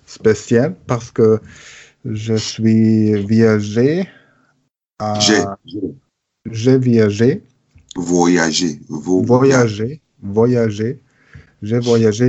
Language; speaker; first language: French; non-native, learner; German